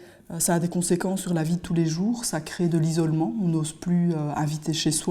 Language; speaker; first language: French; native; French